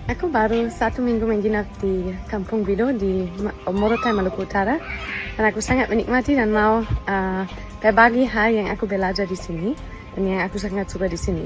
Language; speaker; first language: Indonesian; non-native, fluent; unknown